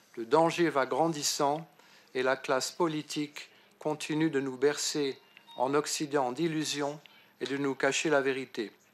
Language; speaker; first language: French; native; French